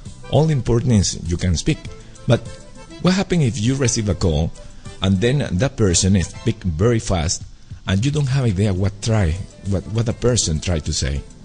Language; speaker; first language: English; non-native, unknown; Spanish